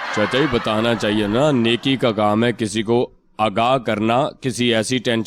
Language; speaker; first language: Urdu; non-native, local second language; Punjabi